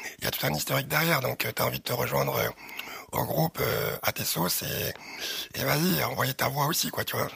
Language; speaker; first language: French; early bilingual, other home language; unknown